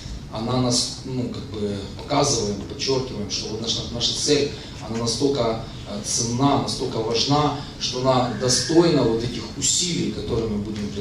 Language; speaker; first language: Russian; native; Russian